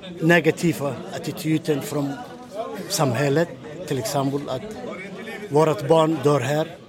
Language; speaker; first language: Swedish; non-native, fluent; Somali